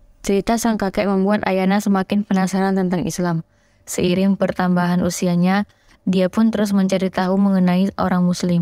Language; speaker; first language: Indonesian; native; Indonesian